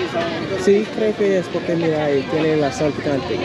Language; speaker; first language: Spanish; non-native, learner; English